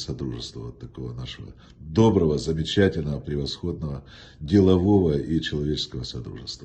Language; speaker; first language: Russian; native; Russian